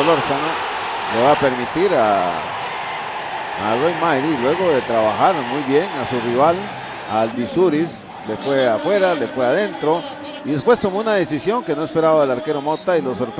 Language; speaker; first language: Spanish; native; Spanish